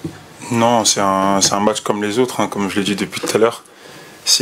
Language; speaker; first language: French; native; French